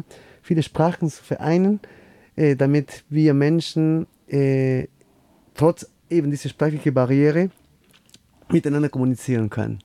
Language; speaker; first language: German; non-native, fluent; Spanish